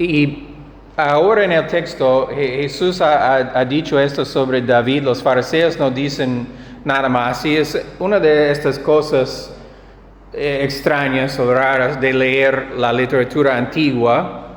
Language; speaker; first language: Spanish; non-native, fluent; English